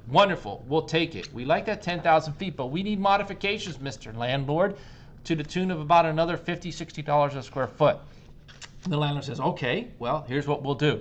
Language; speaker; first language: English; native; English